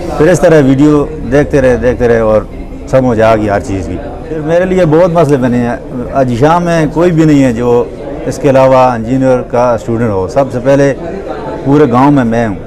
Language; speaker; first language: Urdu; non-native, local second language; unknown